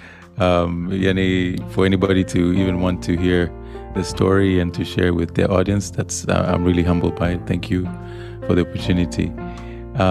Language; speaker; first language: English; non-native, local second language; Swahili